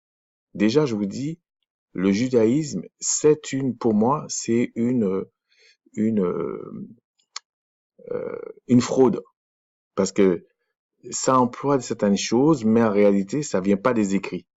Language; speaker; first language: French; native; French